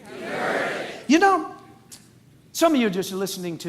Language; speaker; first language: English; native; English